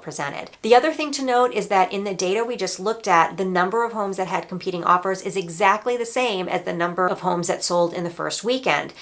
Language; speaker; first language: English; native; English